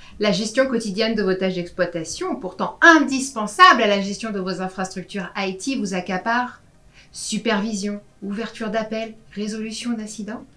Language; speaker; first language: French; native; French